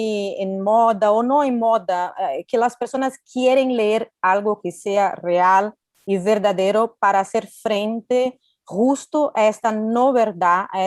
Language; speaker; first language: Spanish; non-native, fluent; Portuguese